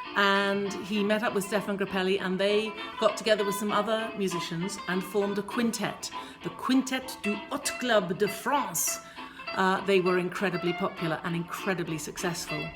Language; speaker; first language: English; native; English